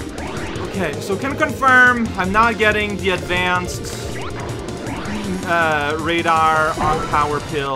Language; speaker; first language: English; native; English